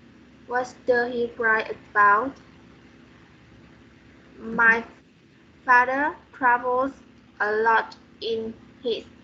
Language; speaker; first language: English; non-native, learner; Vietnamese